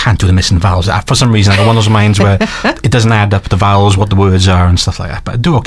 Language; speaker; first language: English; native; English